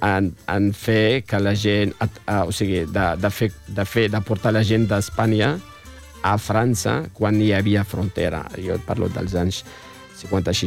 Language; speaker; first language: Catalan; non-native, fluent; Arabic